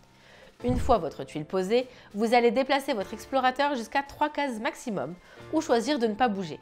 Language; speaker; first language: French; native; French